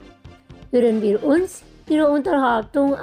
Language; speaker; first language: German; non-native, fluent; Indonesian